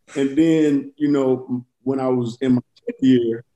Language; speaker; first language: English; native; English